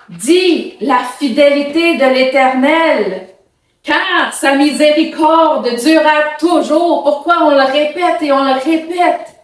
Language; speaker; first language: French; native; French